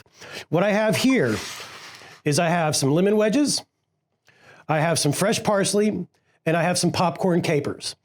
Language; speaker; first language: English; native; English